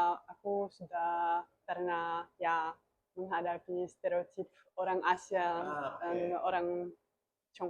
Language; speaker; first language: Indonesian; non-native, learner; German